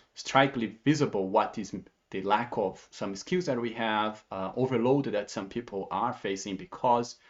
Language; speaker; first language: English; non-native, fluent; Portuguese